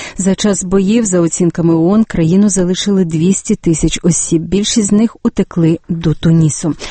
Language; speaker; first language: Ukrainian; native; Ukrainian